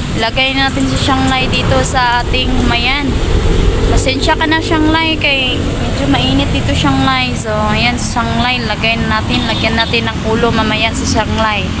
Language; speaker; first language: Filipino; non-native, local second language; Cebuano